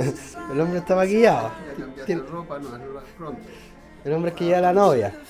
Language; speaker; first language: Spanish; native; Spanish